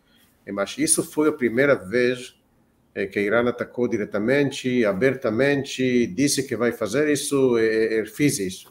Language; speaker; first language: Portuguese; non-native, fluent; Hebrew